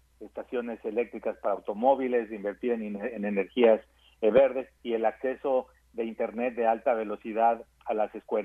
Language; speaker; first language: Spanish; native; Spanish